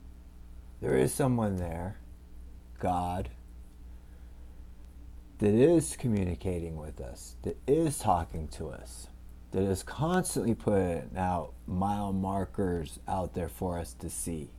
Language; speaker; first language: English; native; English